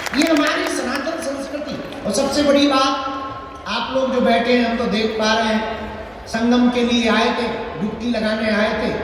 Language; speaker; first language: Hindi; native; Hindi